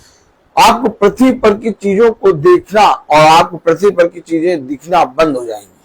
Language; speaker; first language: Hindi; native; Hindi